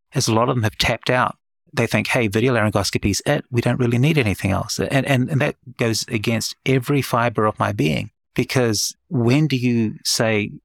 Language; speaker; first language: English; native; English